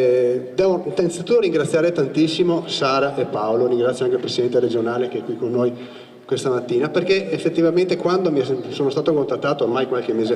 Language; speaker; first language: Italian; native; Italian